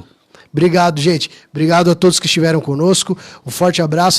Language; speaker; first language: Portuguese; native; Portuguese